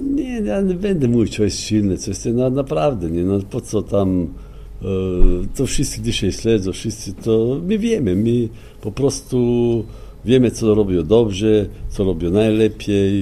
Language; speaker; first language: Polish; non-native, fluent; Slovenian